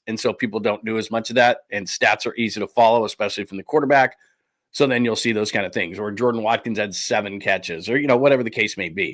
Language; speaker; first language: English; native; English